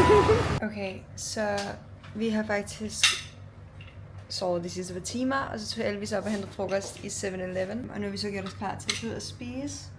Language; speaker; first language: Danish; native; Danish